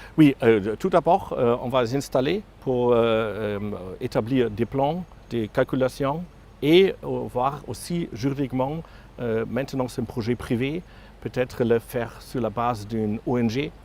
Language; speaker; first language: French; non-native, fluent; German